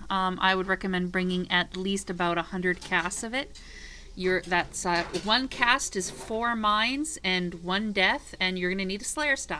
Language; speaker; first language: English; native; English